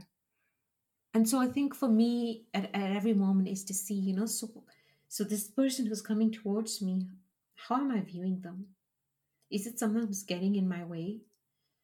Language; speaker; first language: English; non-native, local second language; Punjabi